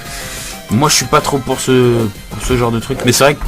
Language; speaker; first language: French; native; French